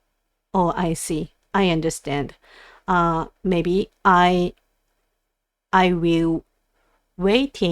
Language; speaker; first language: English; non-native, learner; Japanese